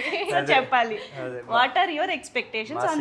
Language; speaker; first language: Telugu; native; Telugu